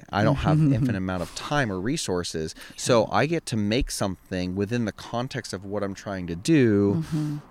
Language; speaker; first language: English; native; English